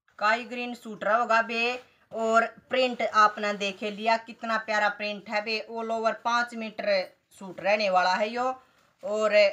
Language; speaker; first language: Hindi; native; Hindi